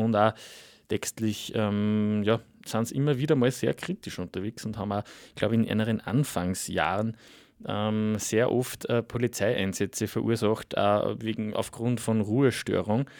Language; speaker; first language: German; native; German